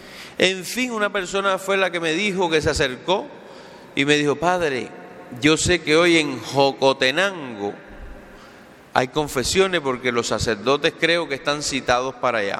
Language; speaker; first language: Spanish; native; Spanish